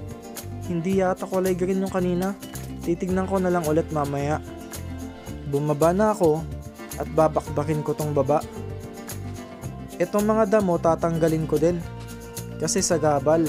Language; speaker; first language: Filipino; native; Filipino